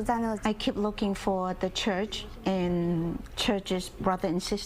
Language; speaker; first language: English; non-native, learner; Chinese